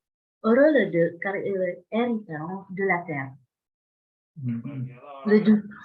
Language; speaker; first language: French; non-native, fluent; Indonesian